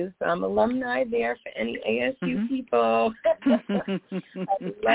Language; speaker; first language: English; native; English